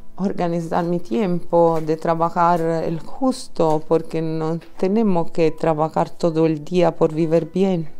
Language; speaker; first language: Spanish; non-native, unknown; Italian